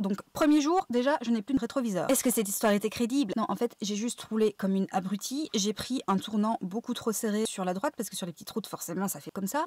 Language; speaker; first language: French; native; French